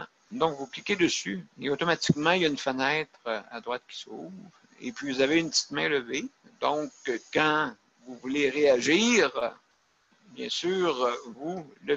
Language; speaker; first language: French; native; French